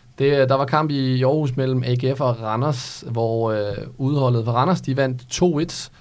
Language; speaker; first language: Danish; early bilingual, other home language; Serbian